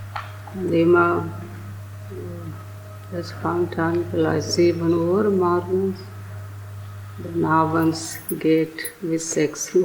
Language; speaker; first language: German; non-native, learner; Telugu